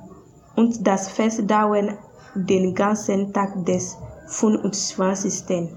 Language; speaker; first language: German; non-native, learner; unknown